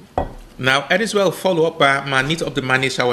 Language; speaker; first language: Dutch; non-native, fluent; English